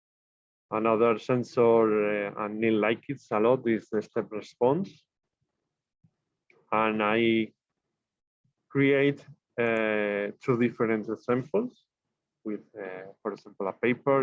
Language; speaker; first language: English; non-native, learner; Spanish